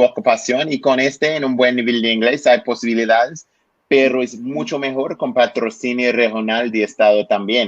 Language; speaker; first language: Spanish; non-native, learner; English